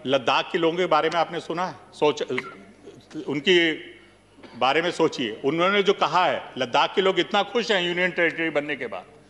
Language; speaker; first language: Hindi; native; Hindi